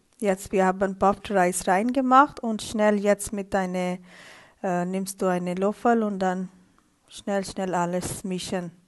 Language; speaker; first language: German; non-native, learner; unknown